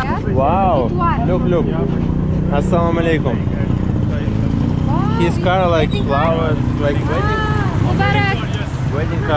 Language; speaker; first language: English; non-native, learner; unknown